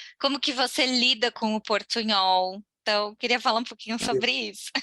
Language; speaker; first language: Portuguese; native; Portuguese